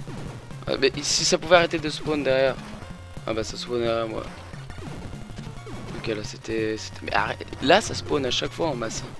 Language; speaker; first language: French; native; French